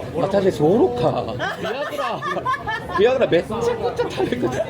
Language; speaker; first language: Japanese; non-native, learner; Korean